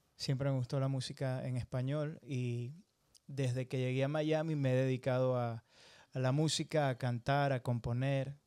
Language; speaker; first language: Spanish; native; Spanish